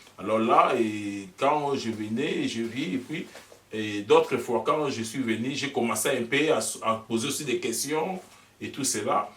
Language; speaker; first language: French; non-native, local second language; Lingala